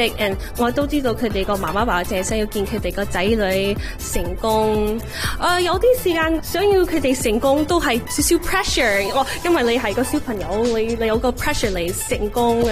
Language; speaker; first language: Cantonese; early bilingual, heritage; Cantonese